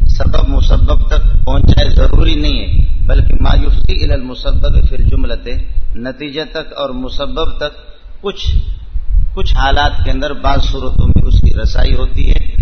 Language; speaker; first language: Urdu; non-native, local second language; Brahui